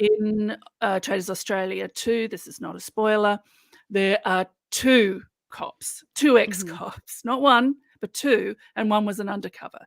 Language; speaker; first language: English; native; English